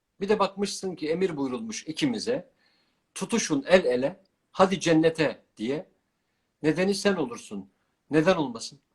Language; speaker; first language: Turkish; non-native, local second language; Kurdish